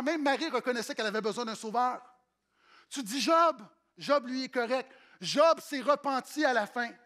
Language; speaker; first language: French; native; French